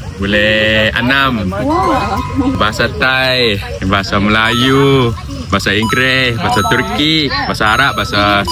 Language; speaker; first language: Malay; non-native, learner; Thai